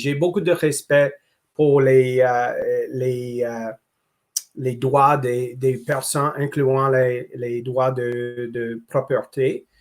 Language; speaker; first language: French; non-native, local second language; English